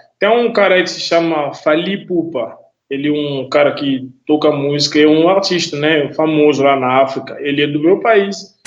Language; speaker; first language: Portuguese; non-native, fluent; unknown